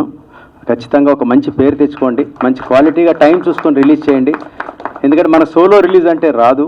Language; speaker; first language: Telugu; native; Telugu